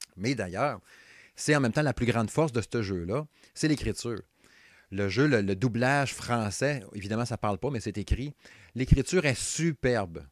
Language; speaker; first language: French; native; French